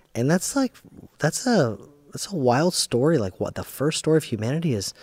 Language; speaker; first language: English; native; English